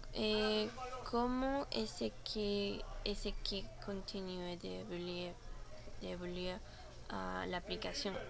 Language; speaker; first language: French; non-native, learner; Spanish